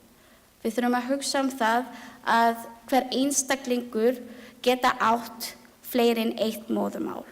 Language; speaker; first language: Icelandic; non-native, learner; Filipino